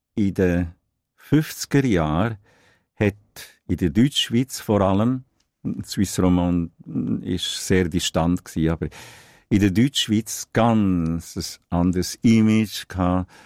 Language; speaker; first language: German; non-native, local second language; Italian